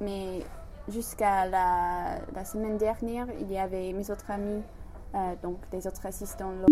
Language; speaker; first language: French; non-native, fluent; English